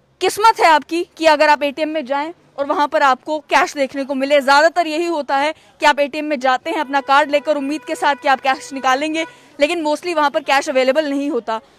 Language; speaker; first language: Hindi; native; Hindi